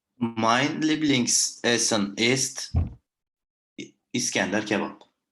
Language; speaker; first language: German; non-native, learner; Turkish